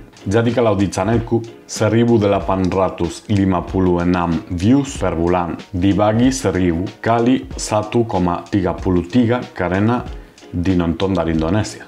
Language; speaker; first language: Indonesian; non-native, fluent; Spanish